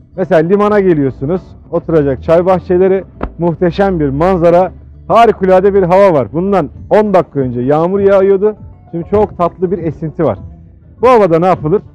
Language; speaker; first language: Turkish; native; Turkish